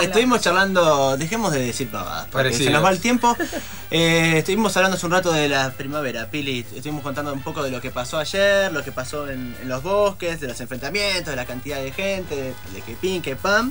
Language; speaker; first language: Spanish; native; Spanish